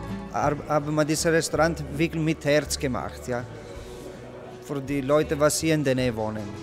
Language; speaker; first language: German; non-native, learner; Italian